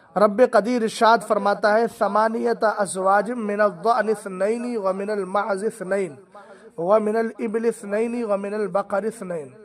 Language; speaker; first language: Urdu; native; Urdu